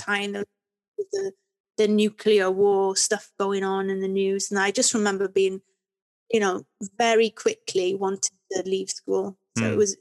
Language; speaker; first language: English; native; English